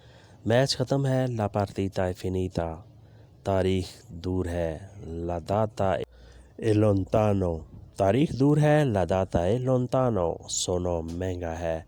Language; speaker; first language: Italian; non-native, learner; Urdu